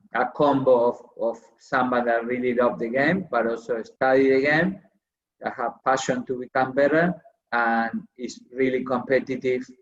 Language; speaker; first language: English; non-native, fluent; Spanish